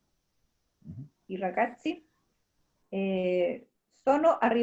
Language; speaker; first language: Italian; non-native, learner; Spanish